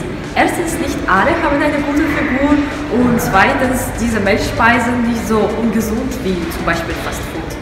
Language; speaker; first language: German; non-native, learner; Russian